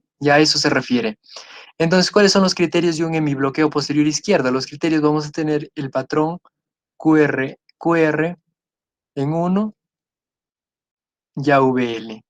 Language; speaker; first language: Spanish; native; Spanish